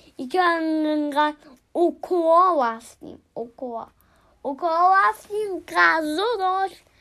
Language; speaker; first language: Persian; early bilingual, heritage; Persian